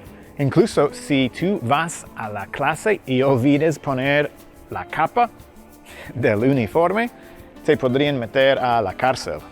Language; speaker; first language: Spanish; non-native, fluent; English